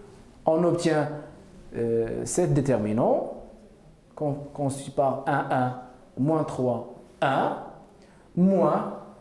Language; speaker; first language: French; non-native, local second language; Arabic